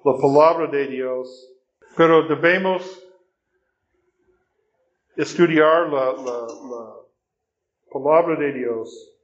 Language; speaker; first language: Spanish; non-native, fluent; English